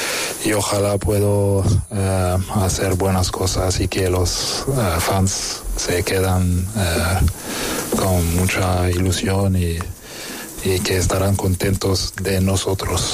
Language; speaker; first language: Spanish; non-native, fluent; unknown